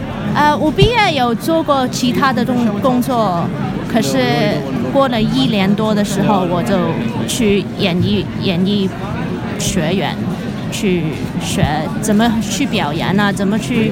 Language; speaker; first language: Chinese; non-native, local second language; Cantonese